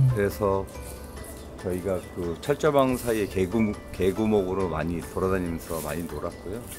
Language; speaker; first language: Korean; native; Korean